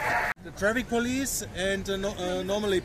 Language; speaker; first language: English; non-native, learner; German